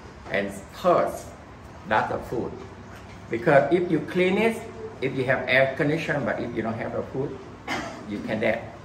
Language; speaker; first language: English; non-native, learner; Vietnamese